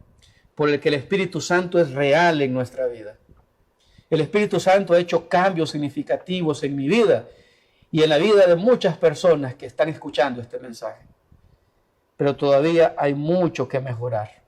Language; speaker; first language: Spanish; native; Spanish